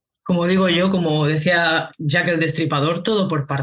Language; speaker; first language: Spanish; native; Spanish